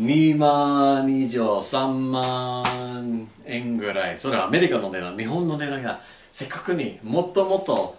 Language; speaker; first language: Japanese; non-native, learner; English